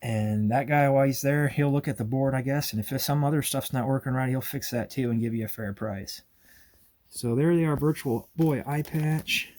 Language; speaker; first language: English; native; English